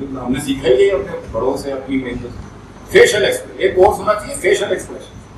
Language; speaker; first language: Urdu; non-native, local second language; Punjabi